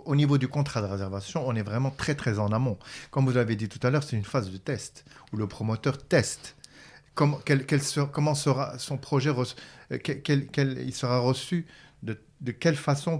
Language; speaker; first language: French; non-native, local second language; Arabic